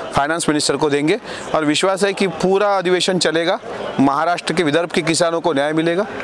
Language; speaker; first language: Hindi; non-native, local second language; Marathi